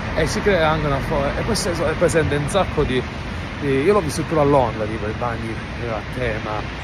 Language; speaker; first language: Italian; native; Italian